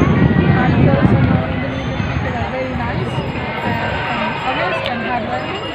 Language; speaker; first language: English; non-native, fluent; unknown